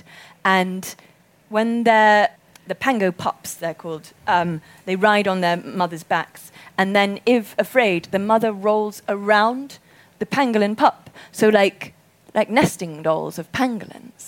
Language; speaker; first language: English; native; English